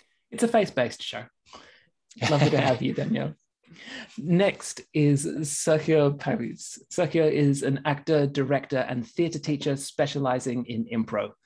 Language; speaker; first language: English; native; English